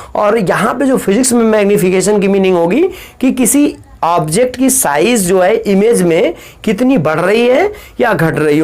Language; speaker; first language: Hindi; native; Hindi